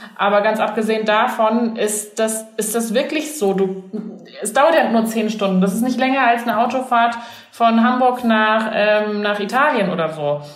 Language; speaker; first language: German; early bilingual, other home language; Chinese